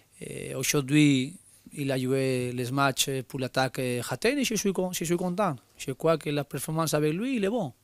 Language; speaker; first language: French; non-native, learner; Spanish